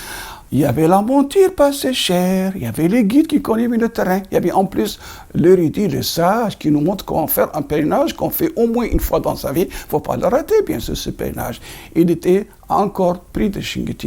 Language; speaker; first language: French; non-native, local second language; Arabic